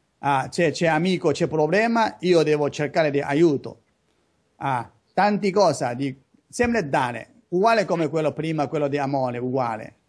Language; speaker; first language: Italian; non-native, learner; Chinese